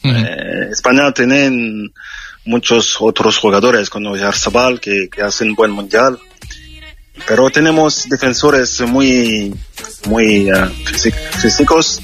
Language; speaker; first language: Spanish; non-native, fluent; French